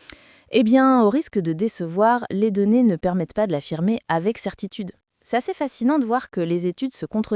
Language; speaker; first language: French; native; French